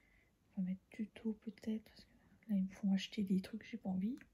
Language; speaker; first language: French; native; French